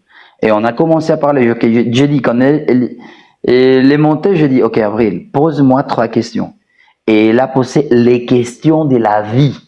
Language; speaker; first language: French; non-native, fluent; Spanish